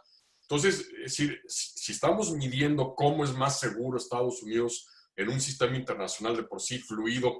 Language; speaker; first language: Spanish; native; Spanish